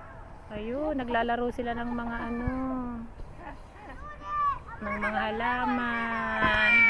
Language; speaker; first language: Filipino; native; Filipino